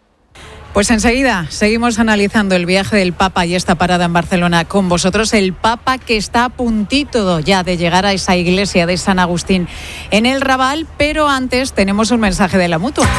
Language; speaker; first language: Spanish; native; Spanish